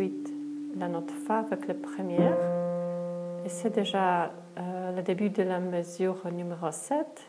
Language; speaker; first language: French; non-native, fluent; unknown